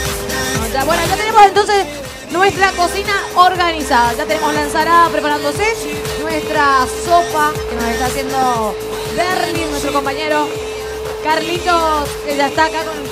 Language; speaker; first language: Spanish; native; Spanish